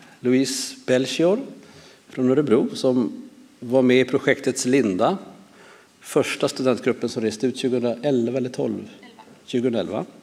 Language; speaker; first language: Swedish; native; Swedish